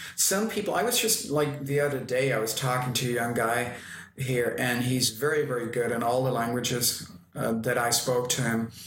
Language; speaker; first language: English; non-native, fluent; German